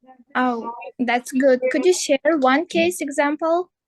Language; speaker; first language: English; non-native, fluent; Uzbek